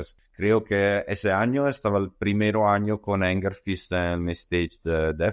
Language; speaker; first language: Spanish; non-native, learner; Italian